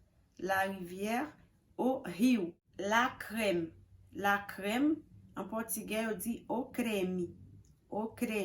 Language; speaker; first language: French; non-native, local second language; Haitian Creole